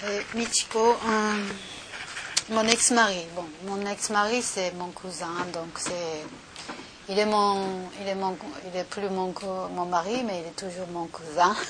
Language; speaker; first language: French; non-native, learner; Japanese